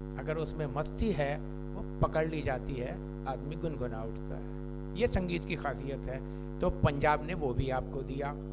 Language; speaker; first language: Hindi; non-native, local second language; Punjabi